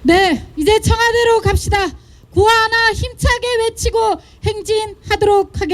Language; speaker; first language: Korean; native; Korean